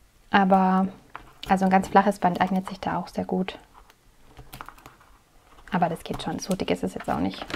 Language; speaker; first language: German; native; German